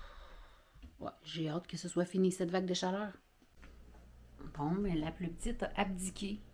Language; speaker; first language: French; native; French